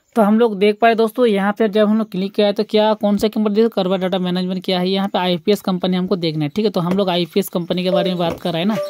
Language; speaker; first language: Hindi; non-native, local second language; Bangla